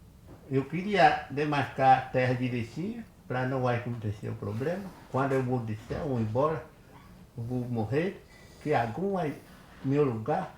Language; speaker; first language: Portuguese; non-native, local second language; Kayapó